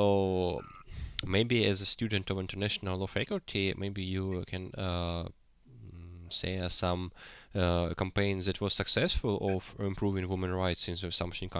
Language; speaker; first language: English; non-native, learner; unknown